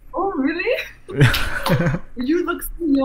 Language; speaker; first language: English; non-native, fluent; French